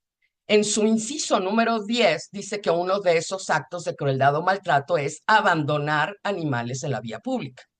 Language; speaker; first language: Spanish; native; Spanish